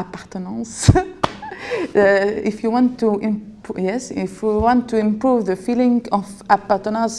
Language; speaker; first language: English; non-native, learner; French